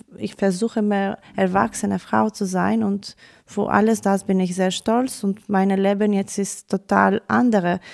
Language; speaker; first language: German; non-native, learner; Greek